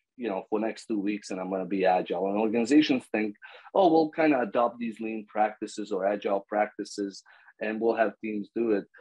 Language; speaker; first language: English; non-native, fluent; Bosnian